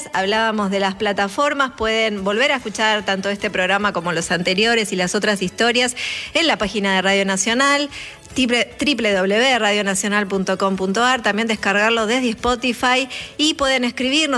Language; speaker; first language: Spanish; native; Spanish